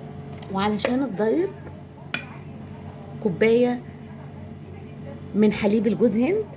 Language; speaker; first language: Arabic; native; Arabic